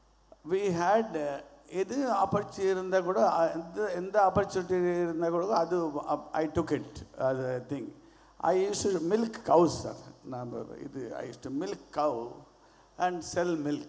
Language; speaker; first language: Tamil; non-native, learner; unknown